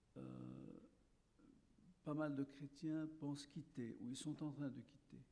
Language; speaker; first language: French; non-native, local second language; Arabic